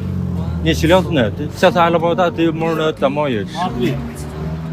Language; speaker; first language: Russian; non-native, learner; Chinese